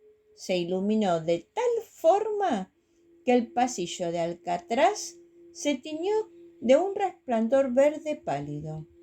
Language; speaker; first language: Spanish; native; Spanish